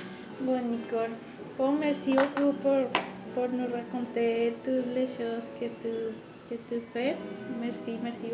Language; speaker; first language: French; non-native, learner; Spanish